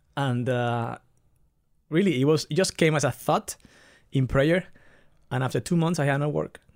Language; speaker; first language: English; non-native, fluent; Spanish